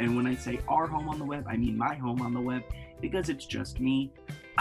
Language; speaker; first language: English; native; English